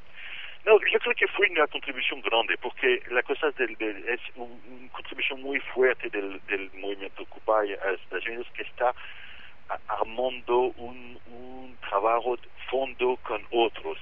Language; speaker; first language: Spanish; non-native, fluent; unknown